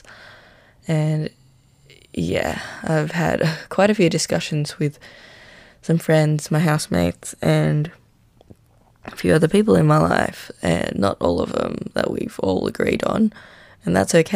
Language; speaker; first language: English; non-native, local second language; Filipino